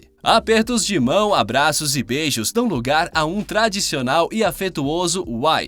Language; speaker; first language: Portuguese; native; Portuguese